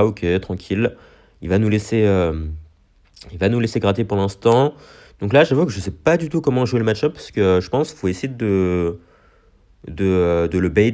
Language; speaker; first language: French; native; French